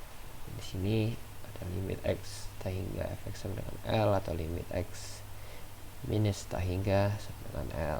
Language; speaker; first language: Indonesian; native; Indonesian